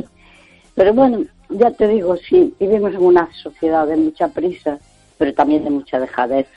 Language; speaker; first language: Spanish; native; Spanish